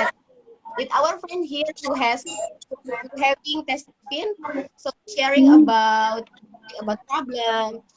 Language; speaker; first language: English; non-native, learner; Indonesian